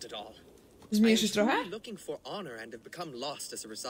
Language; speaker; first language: Polish; native; Polish